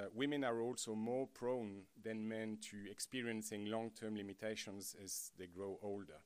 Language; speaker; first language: English; non-native, fluent; French